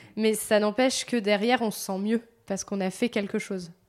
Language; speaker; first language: French; native; French